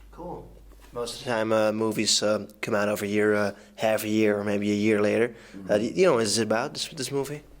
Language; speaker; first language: English; non-native, fluent; Dutch